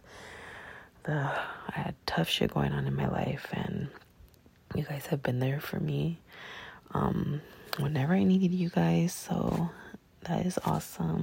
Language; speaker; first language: English; native; English